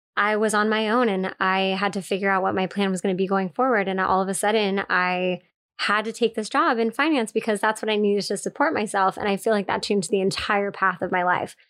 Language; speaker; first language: English; native; English